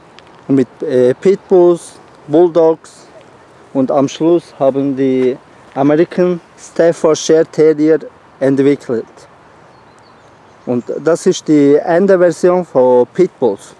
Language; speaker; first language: German; non-native, learner; Turkish